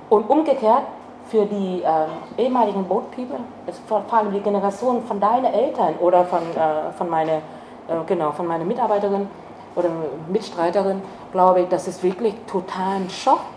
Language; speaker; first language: German; non-native, fluent; Vietnamese